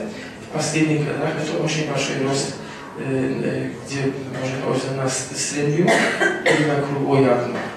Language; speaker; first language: Russian; non-native, fluent; Polish